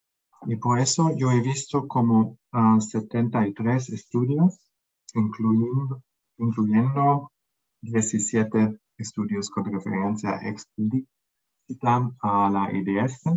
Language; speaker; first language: Spanish; non-native, fluent; German